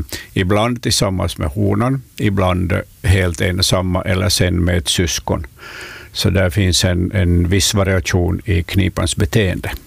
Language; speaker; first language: Swedish; native; Swedish